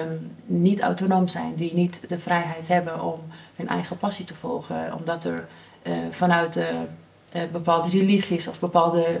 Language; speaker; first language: Dutch; early bilingual, other home language; Persian